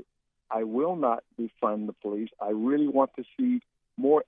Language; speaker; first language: English; native; English